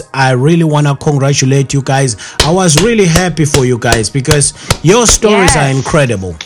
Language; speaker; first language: English; non-native, local second language; Zulu